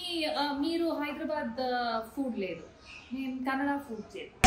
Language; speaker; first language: Telugu; non-native, learner; Kannada